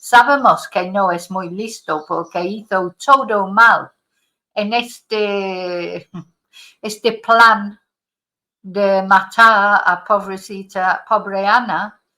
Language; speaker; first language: Spanish; non-native, fluent; English